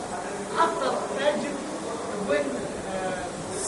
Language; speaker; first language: English; non-native, learner; Arabic